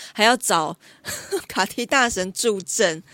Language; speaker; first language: Chinese; native; Chinese